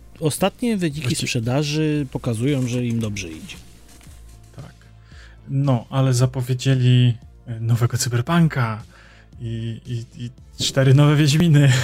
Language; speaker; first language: Polish; native; Polish